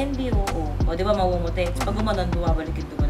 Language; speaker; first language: Filipino; native; Filipino